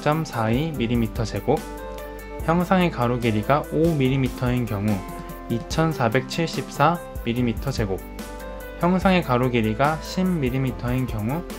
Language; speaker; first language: Korean; native; Korean